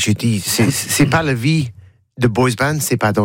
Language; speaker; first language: French; non-native, learner; English